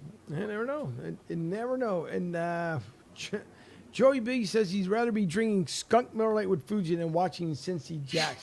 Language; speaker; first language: English; native; English